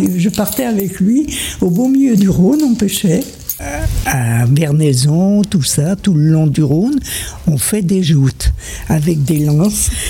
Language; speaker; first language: French; native; French